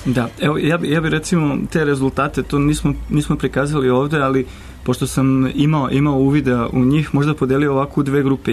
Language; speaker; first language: Serbian; native; Serbian